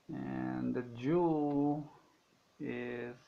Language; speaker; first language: English; non-native, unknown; Japanese